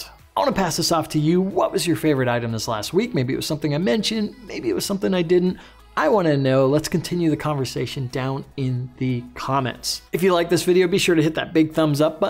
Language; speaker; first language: English; native; English